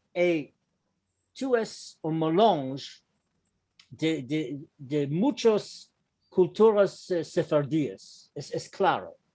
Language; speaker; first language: Spanish; non-native, learner; English